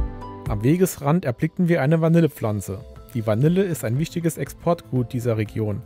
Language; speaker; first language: German; native; German